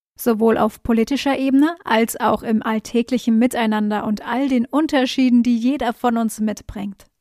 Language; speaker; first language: German; native; German